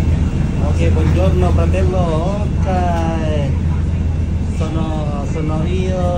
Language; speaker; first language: Italian; non-native, learner; Indonesian